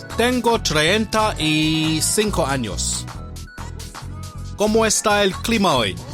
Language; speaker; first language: Spanish; non-native, learner; English